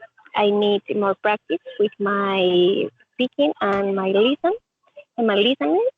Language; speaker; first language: English; non-native, learner; Spanish